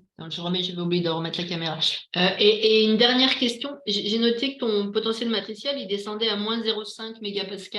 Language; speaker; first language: French; native; French